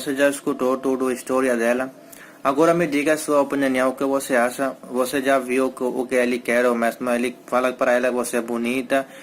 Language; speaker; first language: Portuguese; non-native, learner; Hindi